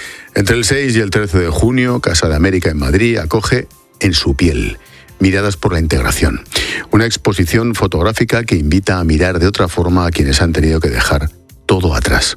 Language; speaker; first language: Spanish; native; Spanish